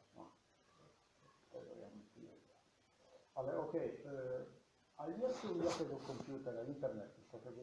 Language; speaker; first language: Polish; non-native, learner; Slovenian